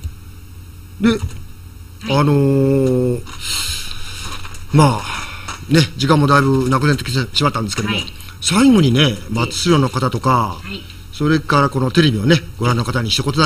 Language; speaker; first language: Japanese; native; Japanese